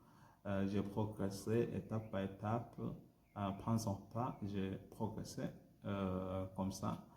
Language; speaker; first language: French; non-native, learner; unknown